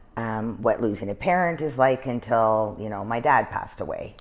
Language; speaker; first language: English; native; English